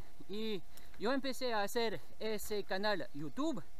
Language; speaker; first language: Spanish; non-native, learner; French